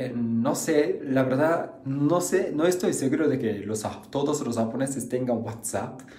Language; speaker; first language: Spanish; non-native, fluent; Japanese